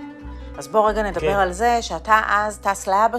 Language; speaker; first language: Hebrew; native; Hebrew